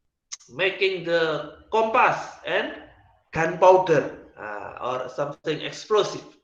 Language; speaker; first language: English; non-native, learner; Indonesian